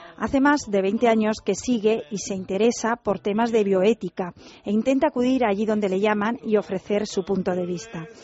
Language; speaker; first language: Spanish; native; Spanish